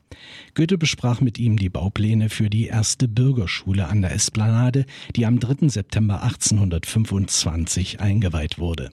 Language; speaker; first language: German; native; German